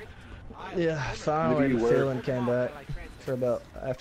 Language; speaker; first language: English; native; English